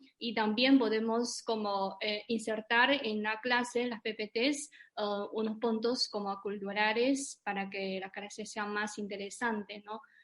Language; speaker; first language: Spanish; non-native, fluent; Chinese